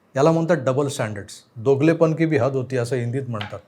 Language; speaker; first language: Marathi; native; Marathi